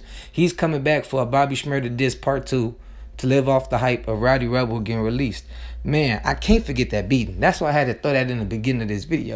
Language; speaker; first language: English; native; English